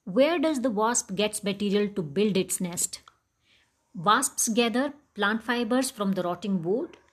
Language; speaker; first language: English; non-native, local second language; Dogri